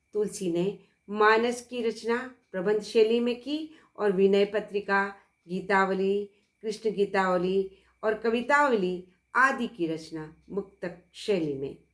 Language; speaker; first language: Hindi; native; Hindi